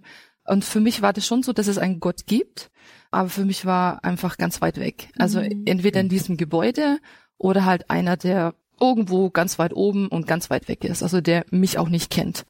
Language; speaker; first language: German; native; German